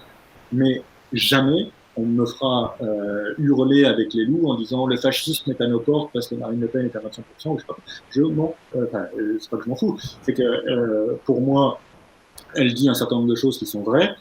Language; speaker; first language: French; native; French